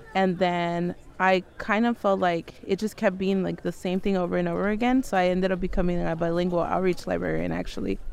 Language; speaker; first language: English; native; English